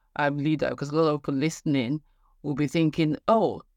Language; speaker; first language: English; non-native, local second language; Igbo